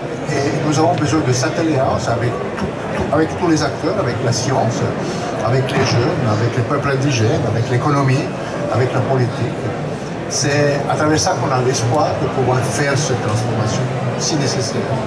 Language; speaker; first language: French; non-native, local second language; German